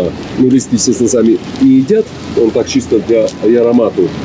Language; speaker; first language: Russian; native; Russian